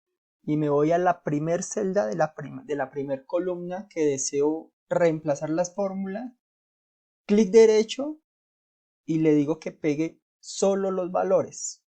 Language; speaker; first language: Spanish; native; Spanish